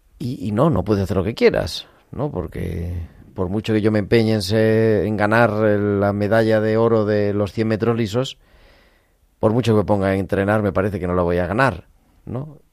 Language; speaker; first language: Spanish; native; Spanish